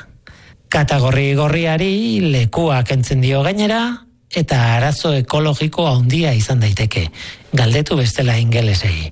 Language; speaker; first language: Basque; native; Basque